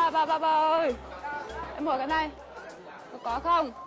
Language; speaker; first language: Vietnamese; non-native, learner; Russian